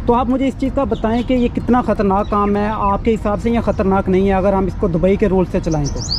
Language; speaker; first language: Urdu; non-native, local second language; Punjabi